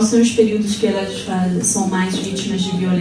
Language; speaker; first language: French; non-native, fluent; Portuguese